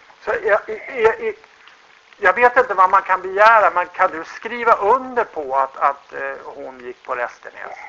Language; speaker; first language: Swedish; native; Swedish